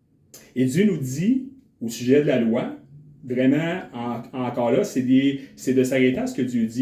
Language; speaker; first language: French; native; French